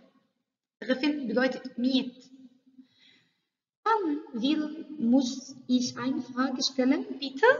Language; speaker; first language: German; non-native, learner; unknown